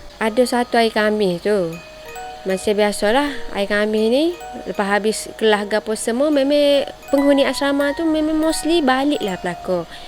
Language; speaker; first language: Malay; native; Malay